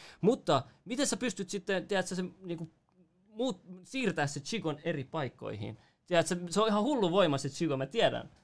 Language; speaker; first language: Finnish; native; Finnish